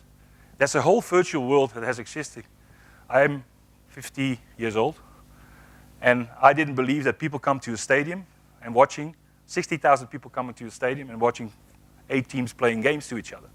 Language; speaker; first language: English; non-native, fluent; Dutch